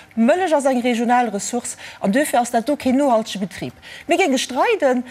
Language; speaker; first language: Luxembourgish; native; Luxembourgish